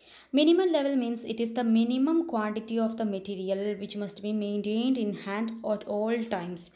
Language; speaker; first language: English; non-native, local second language; Malayalam